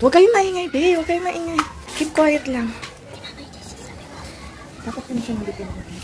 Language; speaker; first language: Filipino; native; Filipino